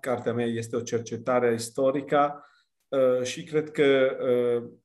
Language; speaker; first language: Romanian; non-native, fluent; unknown